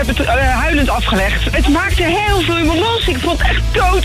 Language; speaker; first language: Dutch; native; Dutch